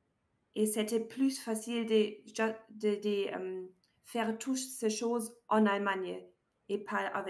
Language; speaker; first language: French; non-native, learner; German